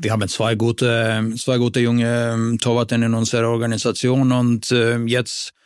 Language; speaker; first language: German; non-native, fluent; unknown